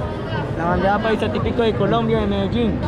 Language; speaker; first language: Spanish; native; Spanish